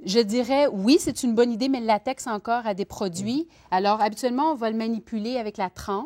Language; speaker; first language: French; native; French